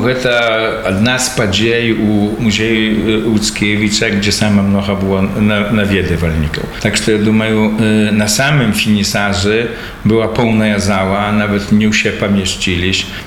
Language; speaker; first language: Belarusian; early bilingual, heritage; Belarusian